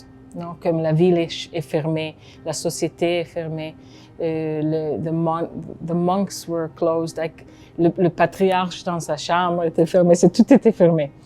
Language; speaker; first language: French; non-native, fluent; Hebrew